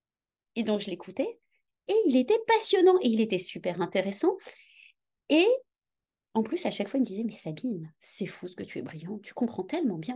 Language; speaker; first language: French; native; French